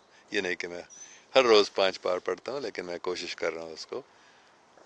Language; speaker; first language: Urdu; non-native, fluent; English